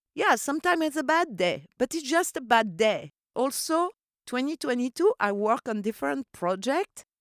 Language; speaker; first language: English; non-native, fluent; French